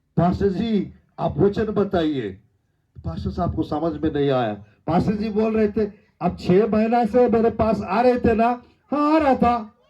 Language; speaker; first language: Hindi; non-native, local second language; Telugu